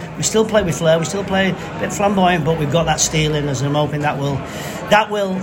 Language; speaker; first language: English; native; English